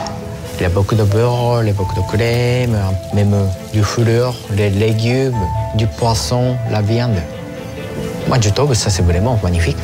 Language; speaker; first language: French; non-native, learner; Japanese